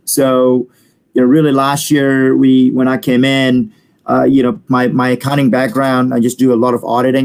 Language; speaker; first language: English; non-native, fluent; Indonesian